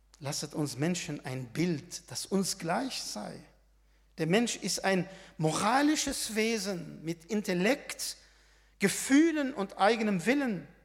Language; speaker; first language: German; non-native, fluent; Arabic